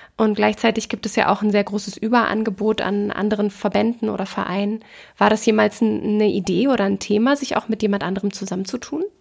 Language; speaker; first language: German; native; German